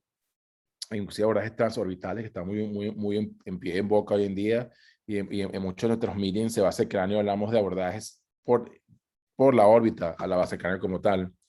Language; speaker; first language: Spanish; native; Spanish